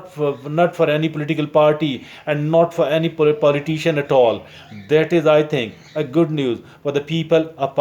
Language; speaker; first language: English; non-native, local second language; Urdu